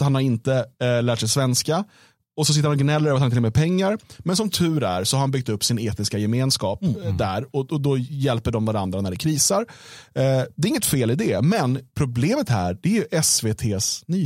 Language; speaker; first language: Swedish; native; Swedish